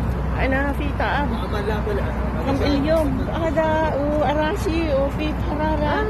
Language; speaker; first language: Arabic; non-native, learner; Filipino